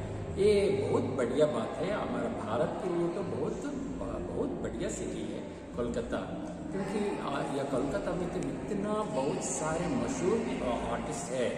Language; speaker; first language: Hindi; non-native, local second language; Kannada